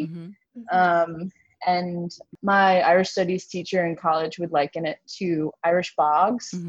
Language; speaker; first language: English; native; English